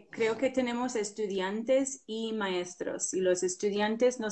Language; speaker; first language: Spanish; non-native, fluent; English